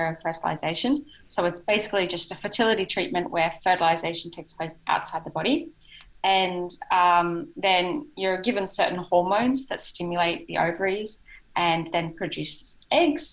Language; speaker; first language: English; native; English